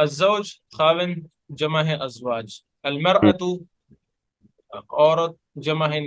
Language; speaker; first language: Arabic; non-native, fluent; Urdu